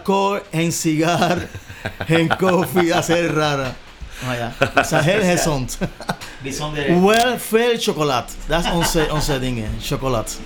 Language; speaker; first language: Dutch; non-native, learner; Spanish